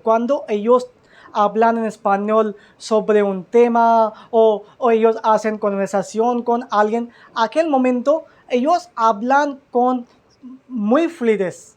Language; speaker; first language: Spanish; non-native, learner; Hindi